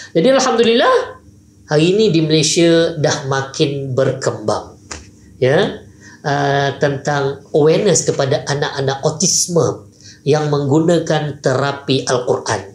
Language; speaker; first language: Malay; native; Malay